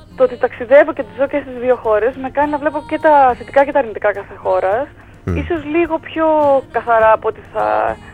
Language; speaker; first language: Greek; early bilingual, heritage; Greek